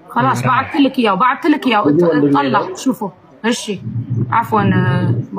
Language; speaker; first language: Arabic; non-native, fluent; Amharic